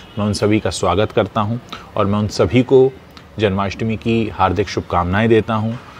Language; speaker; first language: Hindi; native; Hindi